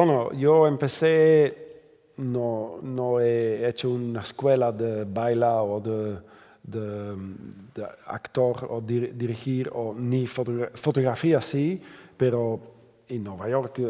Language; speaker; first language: Spanish; non-native, fluent; Dutch